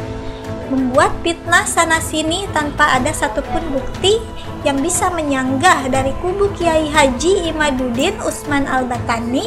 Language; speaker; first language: Indonesian; native; Indonesian